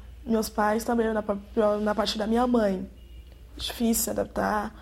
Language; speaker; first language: Portuguese; non-native, fluent; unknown